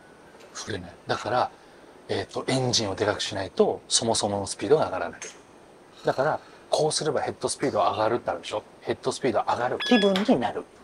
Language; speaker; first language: Japanese; native; Japanese